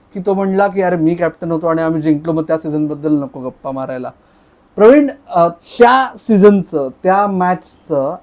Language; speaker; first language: Marathi; native; Marathi